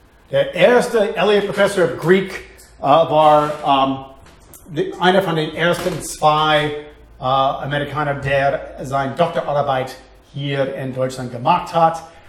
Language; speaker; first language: German; non-native, fluent; English